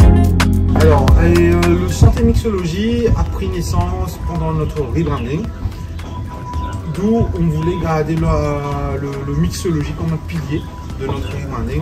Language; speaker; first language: French; non-native, local second language; Morisyen